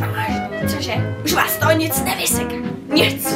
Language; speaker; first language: Czech; native; Czech